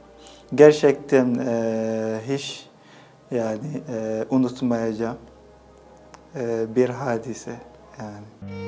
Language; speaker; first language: Turkish; non-native, fluent; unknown